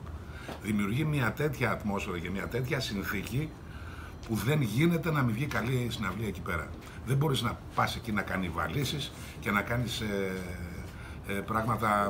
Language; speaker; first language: Greek; native; Greek